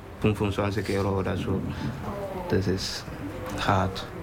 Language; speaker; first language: German; non-native, learner; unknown